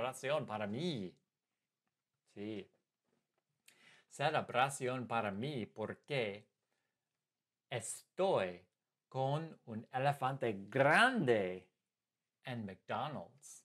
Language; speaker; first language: Spanish; non-native, fluent; English